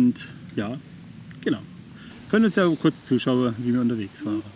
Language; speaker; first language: German; native; German